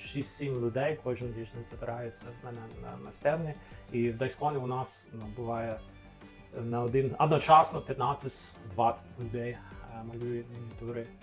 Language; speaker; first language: Ukrainian; non-native, fluent; English